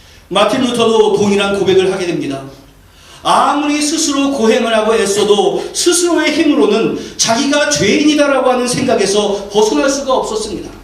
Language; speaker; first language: Korean; native; Korean